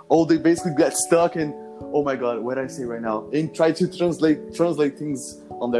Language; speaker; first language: English; non-native, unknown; Portuguese